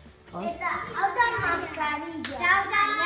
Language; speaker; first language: Basque; non-native, local second language; Spanish